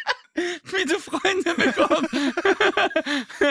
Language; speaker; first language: German; native; German